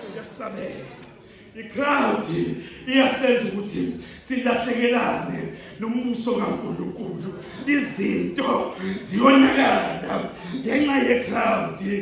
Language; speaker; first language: Zulu; non-native, local second language; Xhosa